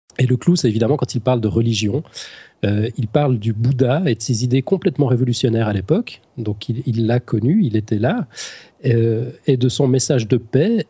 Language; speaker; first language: French; native; French